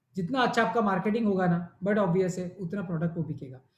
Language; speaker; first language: Hindi; non-native, local second language; Gujarati